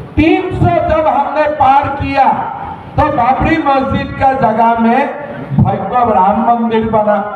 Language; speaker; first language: Hindi; non-native, local second language; Assamese